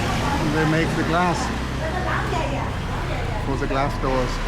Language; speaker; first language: English; non-native, fluent; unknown